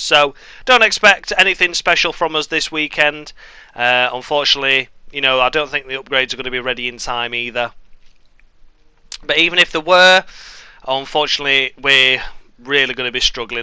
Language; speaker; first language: English; native; English